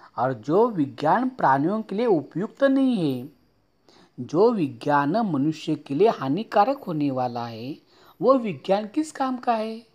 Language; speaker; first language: Hindi; non-native, local second language; Marathi